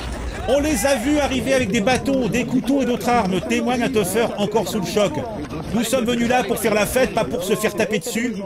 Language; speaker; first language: French; native; French